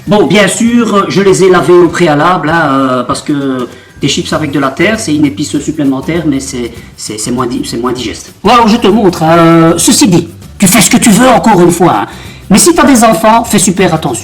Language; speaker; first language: French; native; French